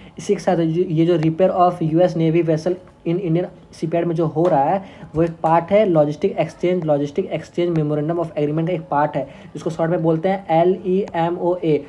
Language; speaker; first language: Hindi; native; Hindi